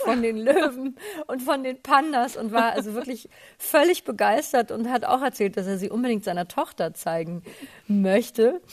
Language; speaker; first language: German; native; German